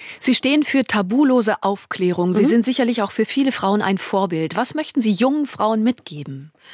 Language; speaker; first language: German; native; German